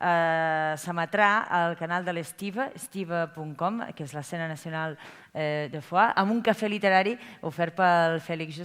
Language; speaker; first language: Catalan; native; Catalan